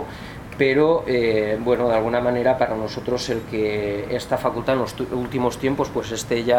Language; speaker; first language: Spanish; native; Spanish